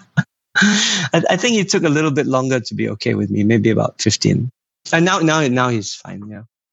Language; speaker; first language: English; native; English